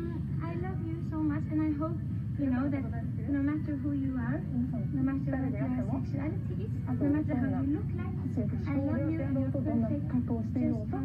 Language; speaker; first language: English; non-native, fluent; Norwegian